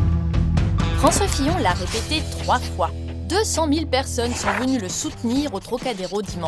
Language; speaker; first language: French; native; French